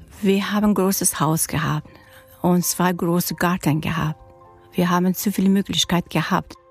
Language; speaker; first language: German; non-native, learner; Persian